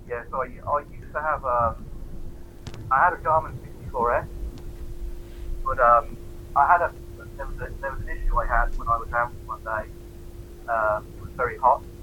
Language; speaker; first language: English; native; English